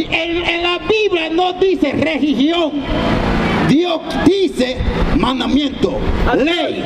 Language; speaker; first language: Spanish; non-native, learner; English